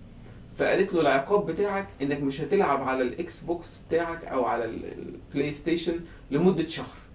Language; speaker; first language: Arabic; native; Arabic